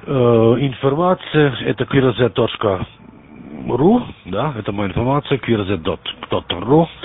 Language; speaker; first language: Russian; non-native, learner; German